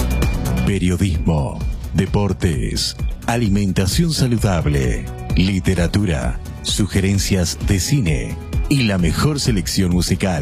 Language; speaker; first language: Spanish; native; Spanish